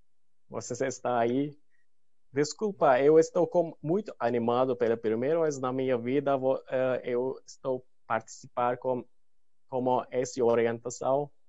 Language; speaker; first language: Portuguese; non-native, learner; Turkish